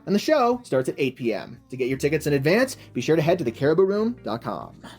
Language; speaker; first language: English; native; English